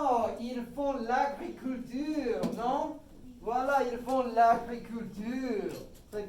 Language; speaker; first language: French; non-native, fluent; English